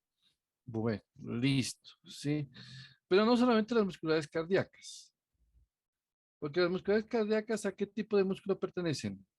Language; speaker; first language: Spanish; native; Spanish